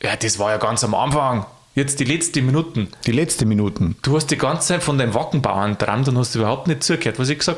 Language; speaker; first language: German; native; German